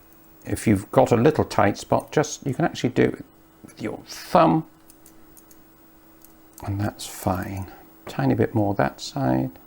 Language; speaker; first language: English; native; English